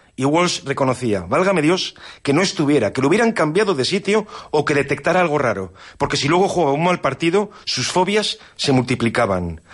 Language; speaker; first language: Spanish; native; Spanish